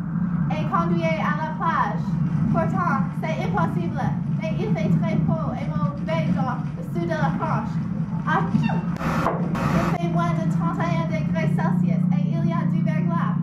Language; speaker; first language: French; non-native, learner; English